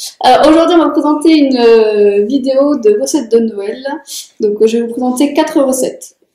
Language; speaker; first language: French; native; French